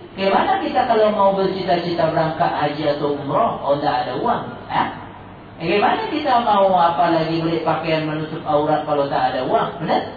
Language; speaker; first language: Indonesian; native; Indonesian